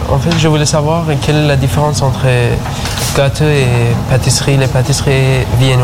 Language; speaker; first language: French; non-native, learner; Persian